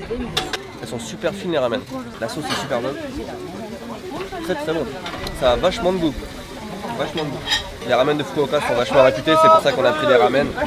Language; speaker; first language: French; native; French